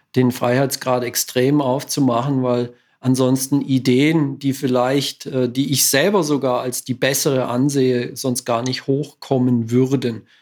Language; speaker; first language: German; native; German